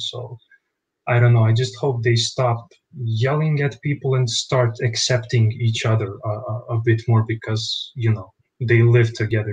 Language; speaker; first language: English; non-native, fluent; Bosnian